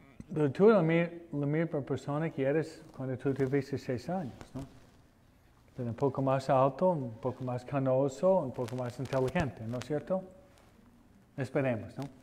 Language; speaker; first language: Spanish; non-native, fluent; English